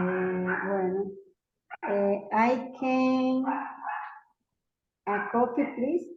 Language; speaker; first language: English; non-native, learner; Spanish